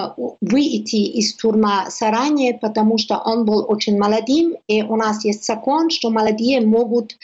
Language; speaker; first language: Russian; non-native, learner; German